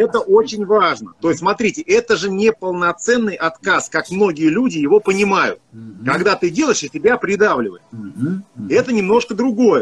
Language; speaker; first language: Russian; native; Russian